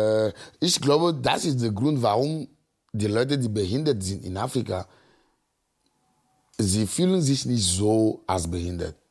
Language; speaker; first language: German; non-native, fluent; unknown